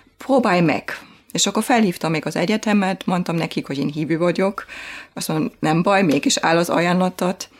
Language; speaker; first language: Hungarian; non-native, fluent; German